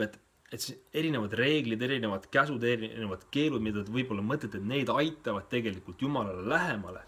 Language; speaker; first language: Estonian; native; Estonian